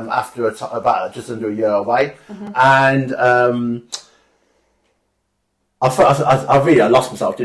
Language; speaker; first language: English; native; English